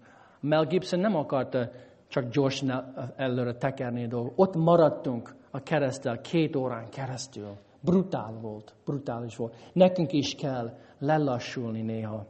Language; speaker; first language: Hungarian; non-native, fluent; English